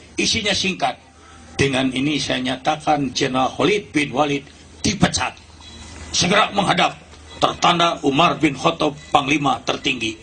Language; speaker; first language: Indonesian; non-native, local second language; Sundanese